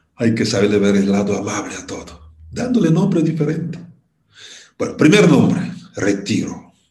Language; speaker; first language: Spanish; non-native, fluent; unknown